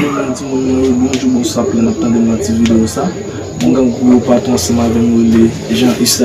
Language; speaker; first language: French; non-native, learner; Haitian Creole